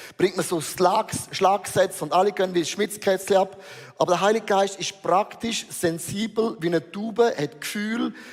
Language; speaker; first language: German; native; German